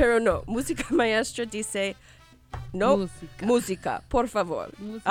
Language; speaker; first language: Spanish; non-native, learner; English